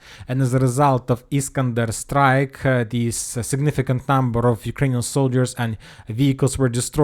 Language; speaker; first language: English; non-native, fluent; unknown